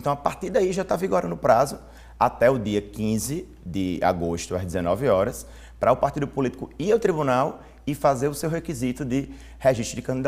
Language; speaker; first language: Portuguese; native; Portuguese